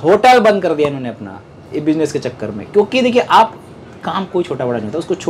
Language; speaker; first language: Hindi; native; Hindi